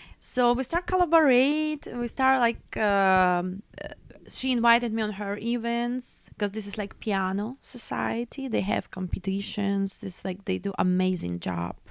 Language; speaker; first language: English; non-native, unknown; Russian